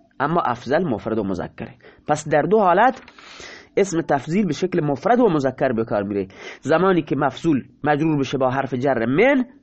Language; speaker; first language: Persian; non-native, local second language; Baluchi